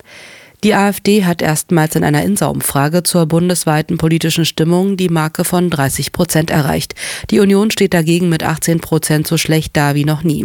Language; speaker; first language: German; native; German